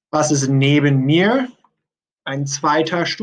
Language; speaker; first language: German; non-native, fluent; English